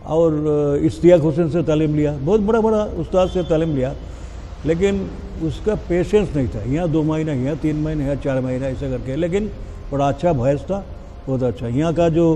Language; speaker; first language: Hindi; non-native, local second language; Bangla